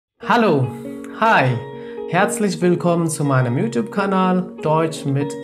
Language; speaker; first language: German; non-native, fluent; Nepali